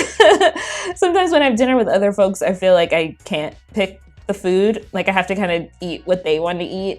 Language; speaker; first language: English; native; English